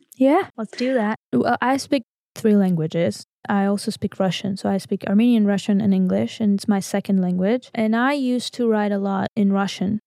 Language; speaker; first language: English; non-native, fluent; Armenian